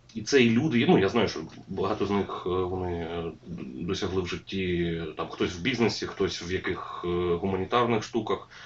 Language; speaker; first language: Ukrainian; non-native, local second language; Russian